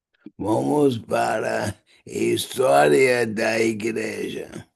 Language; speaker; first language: Portuguese; non-native, fluent; English